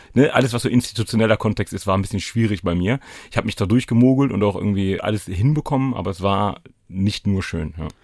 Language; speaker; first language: German; native; German